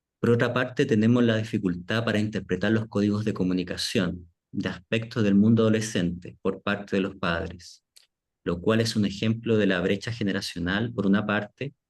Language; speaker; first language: Spanish; native; Spanish